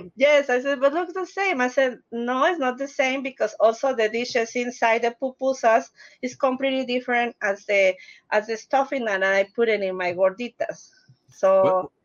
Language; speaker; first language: English; non-native, learner; Spanish